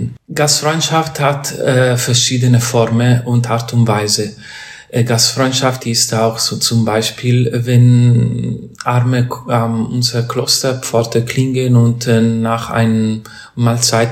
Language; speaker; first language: German; non-native, fluent; Italian